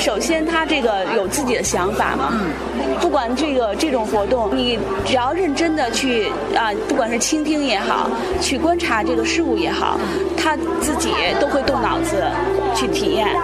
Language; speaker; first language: Chinese; native; Chinese